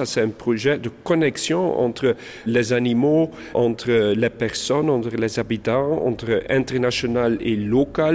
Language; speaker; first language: French; non-native, local second language; Dutch